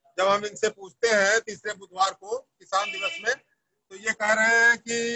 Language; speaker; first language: Hindi; native; Hindi